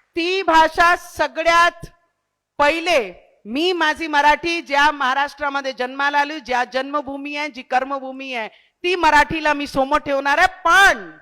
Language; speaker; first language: Marathi; non-native, local second language; Hindi